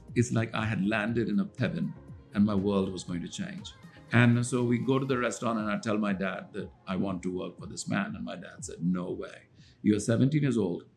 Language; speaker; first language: English; non-native, local second language; Hindi